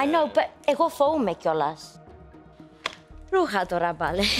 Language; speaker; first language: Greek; early bilingual, heritage; Greek